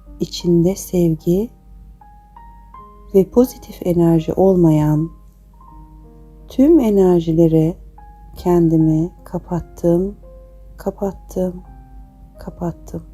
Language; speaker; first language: Turkish; native; Turkish